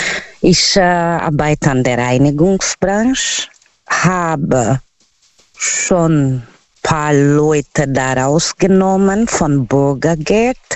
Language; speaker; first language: German; non-native, learner; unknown